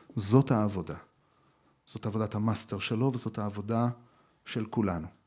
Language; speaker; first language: Hebrew; native; Hebrew